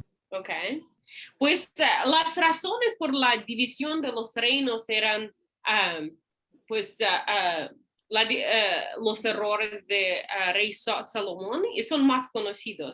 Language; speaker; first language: Spanish; non-native, fluent; English